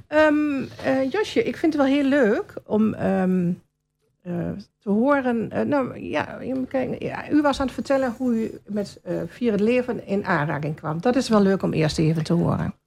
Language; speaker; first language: Dutch; native; Dutch